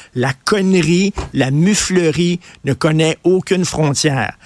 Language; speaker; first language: French; native; French